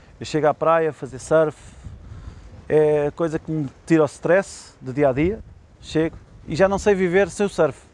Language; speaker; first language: Portuguese; native; Portuguese